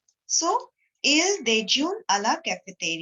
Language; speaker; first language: French; non-native, fluent; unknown